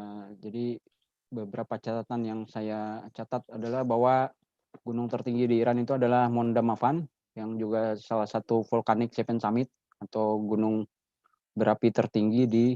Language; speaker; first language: Indonesian; native; Indonesian